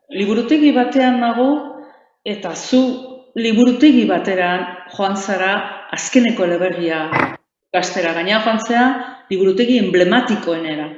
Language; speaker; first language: Basque; native; Basque